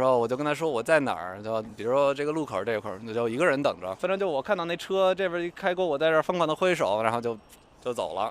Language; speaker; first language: Chinese; non-native, fluent; English